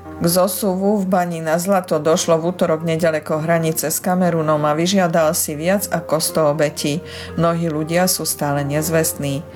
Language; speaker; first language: Slovak; early bilingual, heritage; Slovak